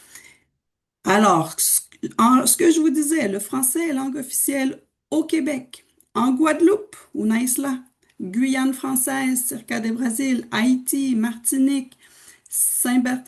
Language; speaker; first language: French; native; French